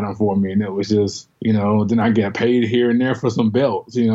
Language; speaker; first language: English; native; English